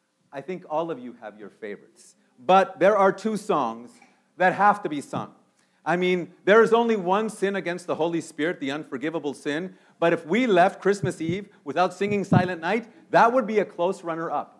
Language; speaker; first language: English; early bilingual, other home language; Spanish